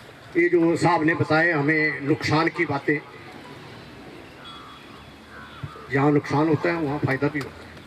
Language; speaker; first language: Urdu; non-native, local second language; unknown